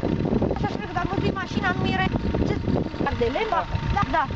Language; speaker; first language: Romanian; native; Romanian